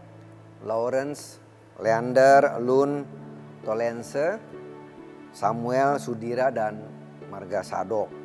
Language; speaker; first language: Indonesian; native; Indonesian